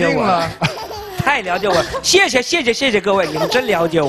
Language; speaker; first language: Chinese; native; Chinese